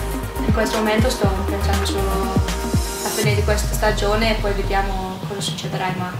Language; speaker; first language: Italian; non-native, learner; English